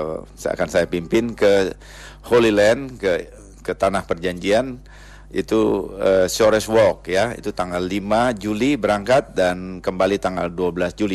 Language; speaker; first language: Indonesian; native; Indonesian